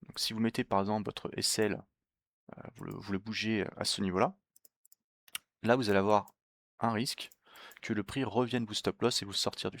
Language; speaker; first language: French; native; French